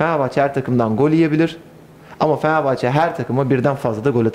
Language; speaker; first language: Turkish; native; Turkish